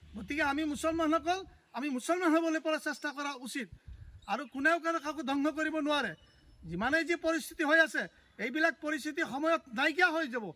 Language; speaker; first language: Assamese; non-native, local second language; Bangla